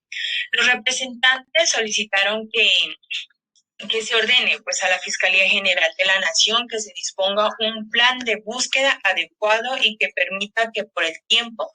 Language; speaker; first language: Spanish; native; Spanish